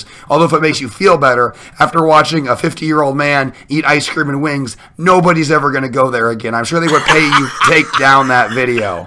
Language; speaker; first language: English; native; English